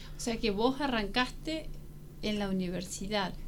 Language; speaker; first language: Spanish; native; Spanish